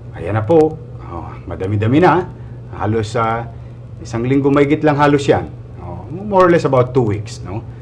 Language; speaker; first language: Filipino; native; Filipino